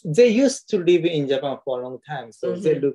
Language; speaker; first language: English; non-native, learner; Japanese